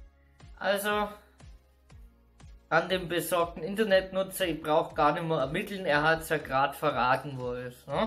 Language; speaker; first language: German; native; German